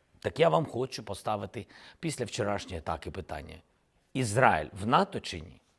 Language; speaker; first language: Ukrainian; non-native, local second language; Russian